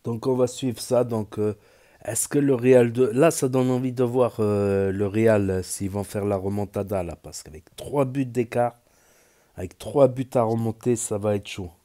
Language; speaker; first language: French; native; French